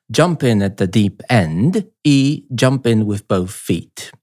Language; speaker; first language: English; non-native, fluent; Polish